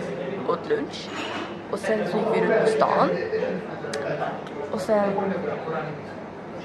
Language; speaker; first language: Swedish; early bilingual, other home language; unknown